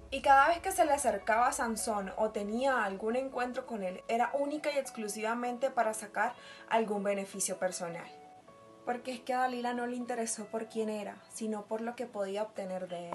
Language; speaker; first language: Spanish; native; Spanish